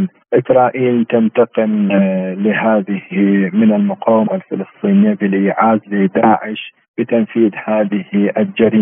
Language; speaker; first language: Arabic; native; Arabic